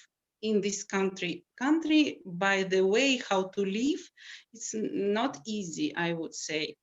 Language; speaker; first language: English; non-native, learner; Russian